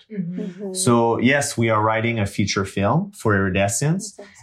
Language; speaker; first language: English; non-native, fluent; French